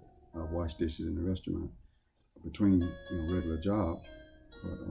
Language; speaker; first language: English; native; English